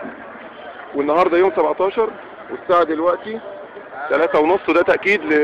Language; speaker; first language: Arabic; native; Arabic